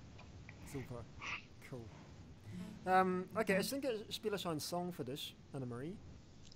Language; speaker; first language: German; non-native, learner; English